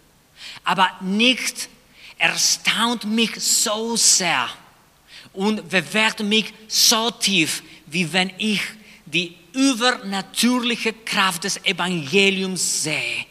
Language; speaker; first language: German; non-native, fluent; Spanish